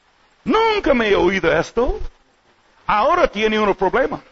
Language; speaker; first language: Spanish; non-native, learner; English